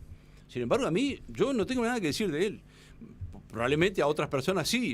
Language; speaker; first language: Spanish; native; Spanish